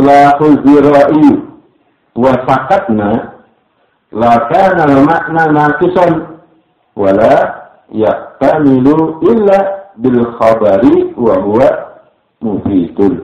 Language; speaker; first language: Arabic; non-native, fluent; Indonesian